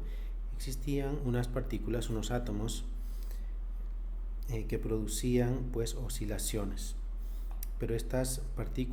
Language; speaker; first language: Spanish; native; Spanish